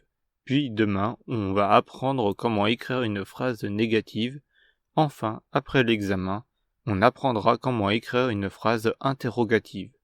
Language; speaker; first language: French; non-native, fluent; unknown